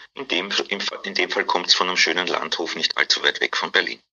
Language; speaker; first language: German; native; German